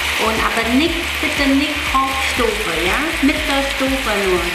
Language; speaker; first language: German; non-native, learner; Vietnamese